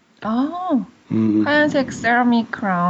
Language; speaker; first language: Korean; early bilingual, heritage; Korean